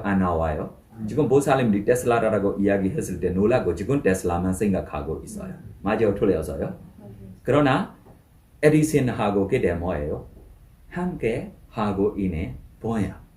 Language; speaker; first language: Korean; non-native, learner; Burmese